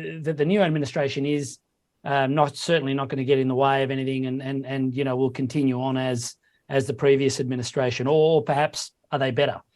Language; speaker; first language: English; native; English